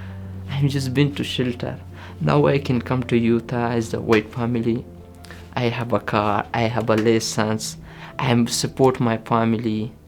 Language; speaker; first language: English; non-native, learner; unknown